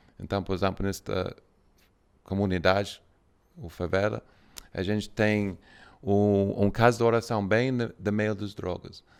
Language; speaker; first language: Portuguese; non-native, fluent; English